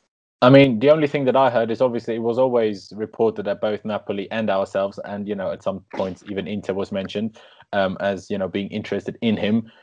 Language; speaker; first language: English; native; English